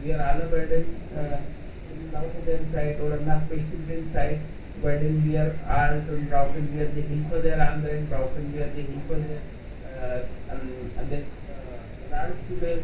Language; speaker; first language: German; non-native, learner; Hindi